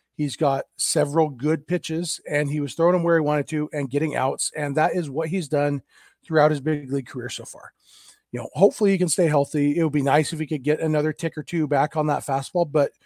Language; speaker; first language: English; native; English